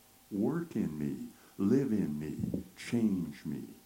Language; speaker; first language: English; native; English